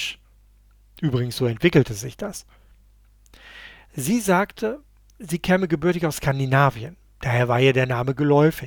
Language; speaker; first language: German; native; German